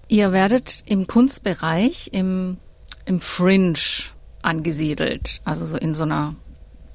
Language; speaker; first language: German; native; German